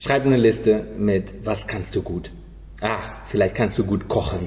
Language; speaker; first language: German; non-native, fluent; Spanish